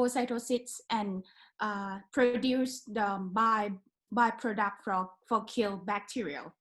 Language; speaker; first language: English; non-native, learner; Thai